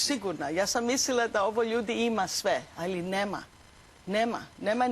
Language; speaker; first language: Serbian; non-native, learner; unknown